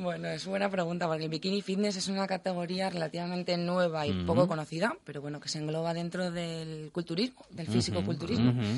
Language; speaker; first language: Spanish; native; Spanish